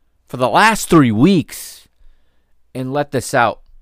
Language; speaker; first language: English; native; English